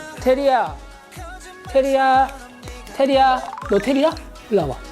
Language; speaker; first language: Korean; native; Korean